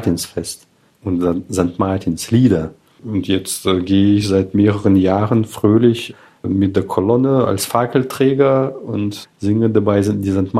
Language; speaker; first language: German; non-native, fluent; Russian